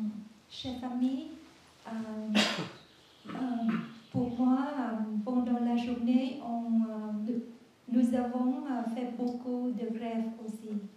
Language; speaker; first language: French; non-native, learner; Vietnamese